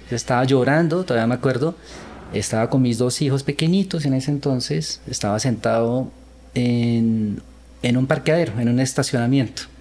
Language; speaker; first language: Spanish; early bilingual, other home language; Korean